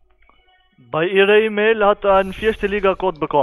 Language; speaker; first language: German; non-native, learner; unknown